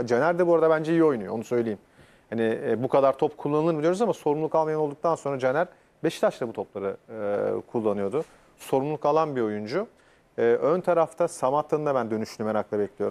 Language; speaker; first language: Turkish; native; Turkish